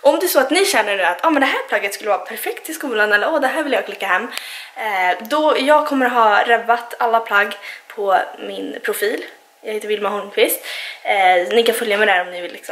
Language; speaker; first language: Swedish; native; Swedish